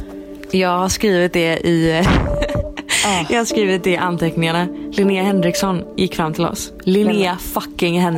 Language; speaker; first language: Swedish; native; Swedish